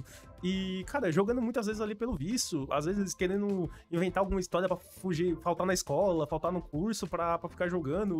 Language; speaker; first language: Portuguese; native; Portuguese